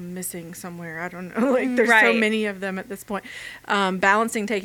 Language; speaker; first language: English; native; English